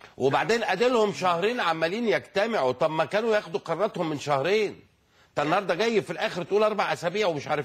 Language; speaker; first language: Arabic; native; Arabic